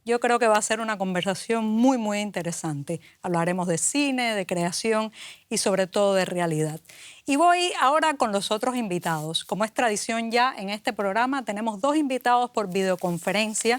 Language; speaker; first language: Spanish; native; Spanish